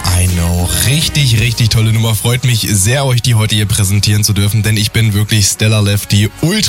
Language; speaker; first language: German; native; German